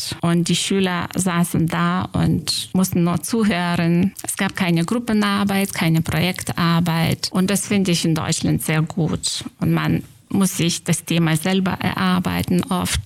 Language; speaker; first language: German; non-native, fluent; Lithuanian